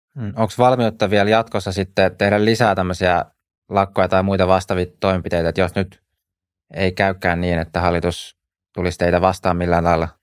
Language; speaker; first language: Finnish; native; Finnish